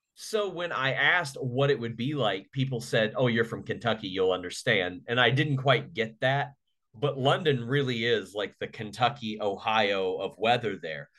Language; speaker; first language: English; native; English